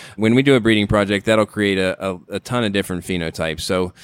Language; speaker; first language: English; native; English